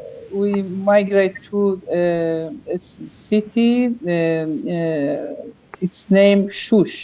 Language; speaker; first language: English; non-native, learner; Persian